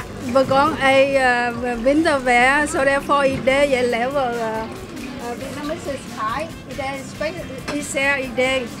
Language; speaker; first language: Danish; non-native, learner; Vietnamese